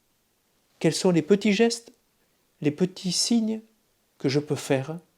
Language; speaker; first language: French; native; French